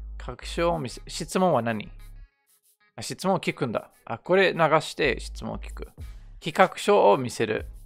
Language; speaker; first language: Japanese; non-native, fluent; English